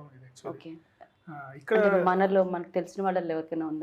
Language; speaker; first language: Telugu; native; Telugu